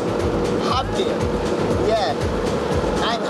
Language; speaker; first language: English; non-native, learner; Japanese